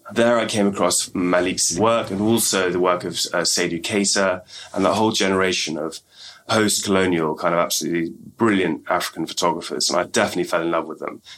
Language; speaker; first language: English; native; English